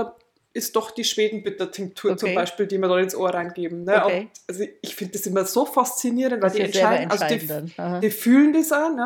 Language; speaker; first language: German; native; German